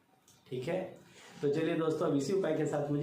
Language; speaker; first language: Hindi; native; Hindi